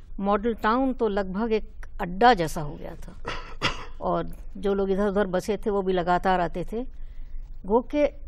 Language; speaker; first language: Hindi; native; Hindi